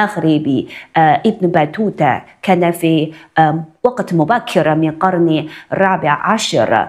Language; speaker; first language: Arabic; non-native, fluent; Chinese